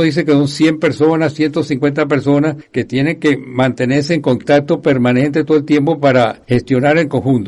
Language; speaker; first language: Spanish; native; Spanish